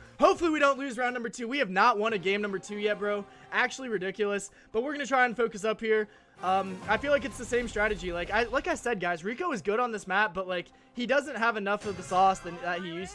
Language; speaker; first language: English; native; English